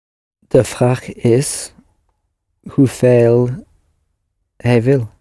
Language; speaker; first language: Dutch; non-native, learner; English